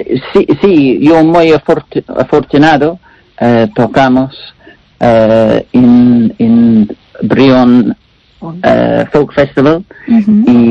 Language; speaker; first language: Spanish; non-native, learner; English